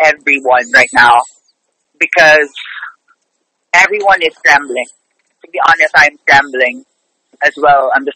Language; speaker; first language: English; non-native, local second language; Filipino